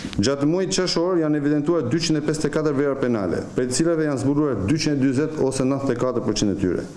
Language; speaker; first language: Albanian; native; Albanian